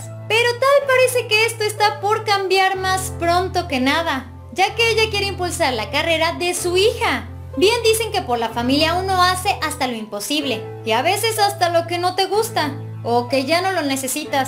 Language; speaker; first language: Spanish; native; Spanish